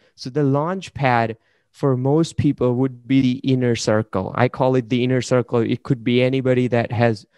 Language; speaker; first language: English; non-native, local second language; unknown